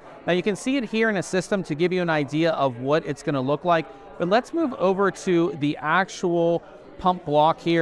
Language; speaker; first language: English; native; English